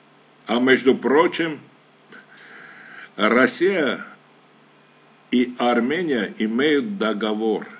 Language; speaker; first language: Russian; non-native, fluent; Armenian